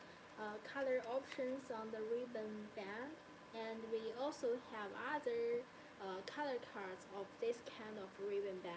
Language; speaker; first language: English; non-native, learner; Chinese